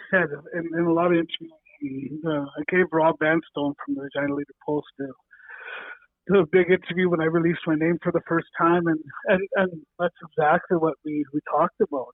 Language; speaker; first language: English; native; English